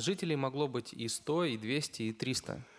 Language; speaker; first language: Russian; native; Russian